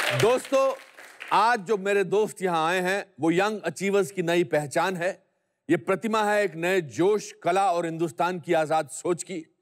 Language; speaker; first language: Hindi; native; Hindi